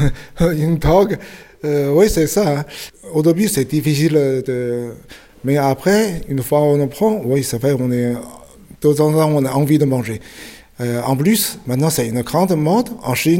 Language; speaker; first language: French; non-native, fluent; Chinese